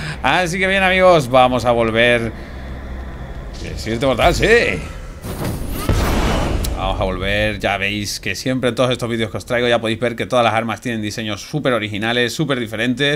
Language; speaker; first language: Spanish; native; Spanish